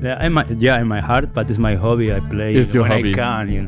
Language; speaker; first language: English; non-native, learner; Spanish